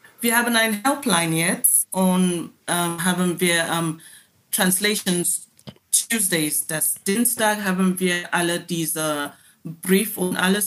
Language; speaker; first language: German; non-native, learner; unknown